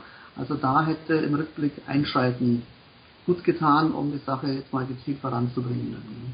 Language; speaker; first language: German; native; German